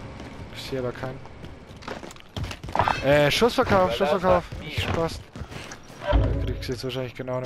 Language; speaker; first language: German; native; German